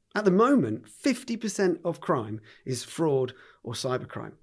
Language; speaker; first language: English; native; English